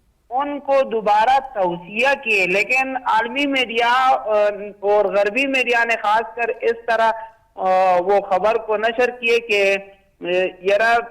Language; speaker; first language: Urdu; non-native, learner; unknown